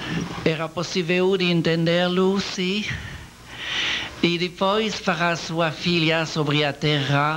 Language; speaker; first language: Portuguese; non-native, learner; French